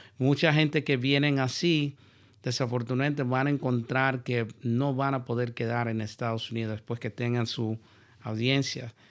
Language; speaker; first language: Spanish; early bilingual, heritage; Spanish